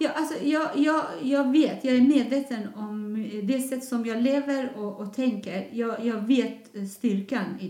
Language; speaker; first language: Swedish; non-native, fluent; Persian